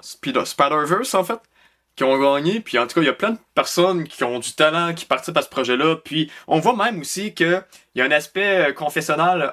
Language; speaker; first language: French; native; French